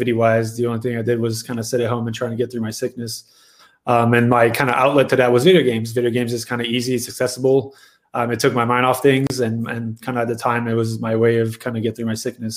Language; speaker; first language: English; native; English